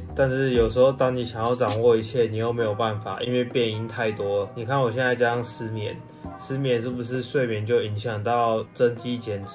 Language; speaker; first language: Chinese; native; Chinese